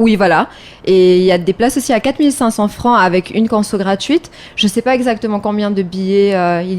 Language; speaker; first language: French; native; French